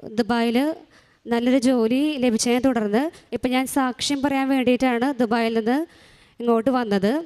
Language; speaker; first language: Malayalam; native; Malayalam